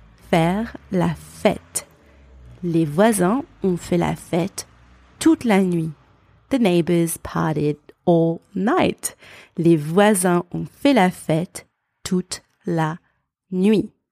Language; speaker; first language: French; native; French